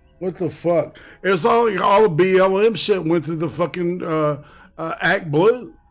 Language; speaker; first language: English; native; English